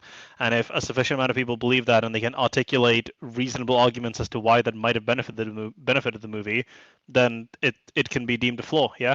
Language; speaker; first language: English; native; English